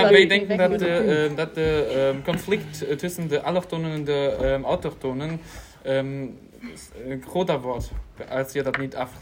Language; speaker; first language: German; native; German